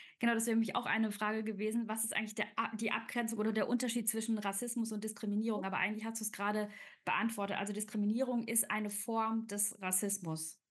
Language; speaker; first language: German; native; German